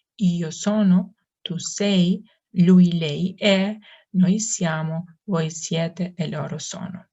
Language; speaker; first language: Italian; non-native, fluent; Turkish